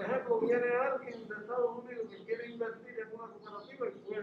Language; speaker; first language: Spanish; native; Spanish